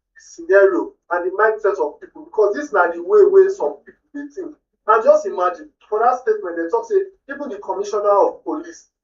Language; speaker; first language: Nigerian Pidgin; native; Nigerian Pidgin